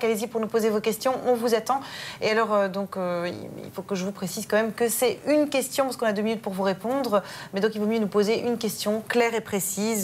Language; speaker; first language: French; native; French